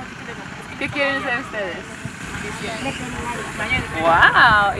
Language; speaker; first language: Spanish; non-native, learner; English